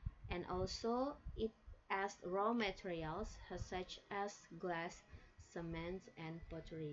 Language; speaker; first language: English; non-native, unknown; Indonesian